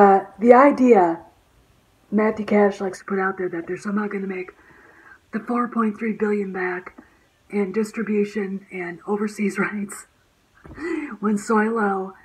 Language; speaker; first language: English; native; English